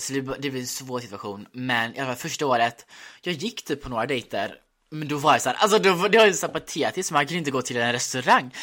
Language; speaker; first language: Swedish; native; Swedish